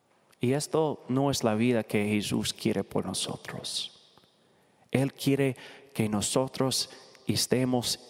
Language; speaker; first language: Spanish; non-native, learner; English